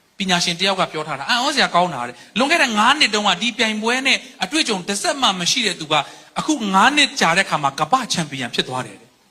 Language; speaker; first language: Burmese; non-native, local second language; Hakha Chin